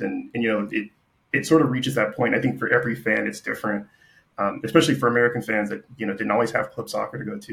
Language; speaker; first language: English; native; English